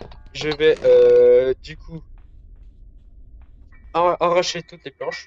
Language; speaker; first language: French; native; French